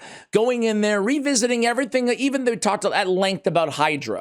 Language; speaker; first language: English; native; English